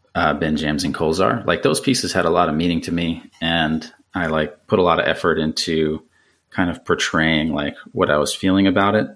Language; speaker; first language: English; native; English